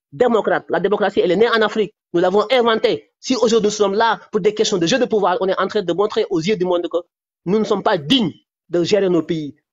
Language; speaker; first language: French; non-native, local second language; Wolof